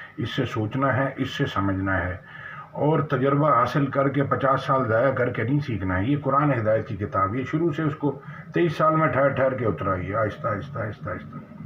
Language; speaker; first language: Urdu; native; Urdu